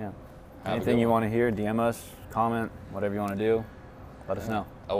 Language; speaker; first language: English; native; English